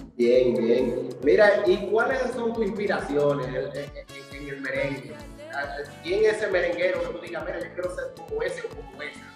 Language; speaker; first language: Spanish; native; Spanish